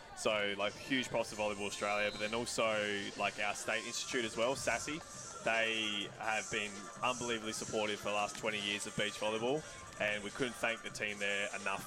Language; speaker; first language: English; native; English